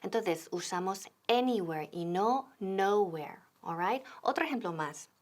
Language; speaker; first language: Spanish; non-native, fluent; English